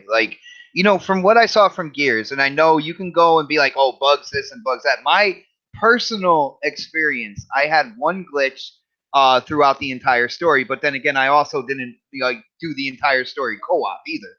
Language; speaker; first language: English; native; English